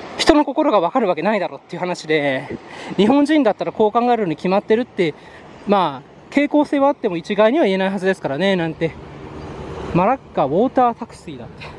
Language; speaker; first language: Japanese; native; Japanese